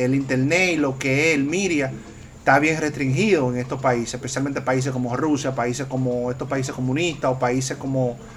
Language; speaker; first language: Spanish; early bilingual, heritage; Spanish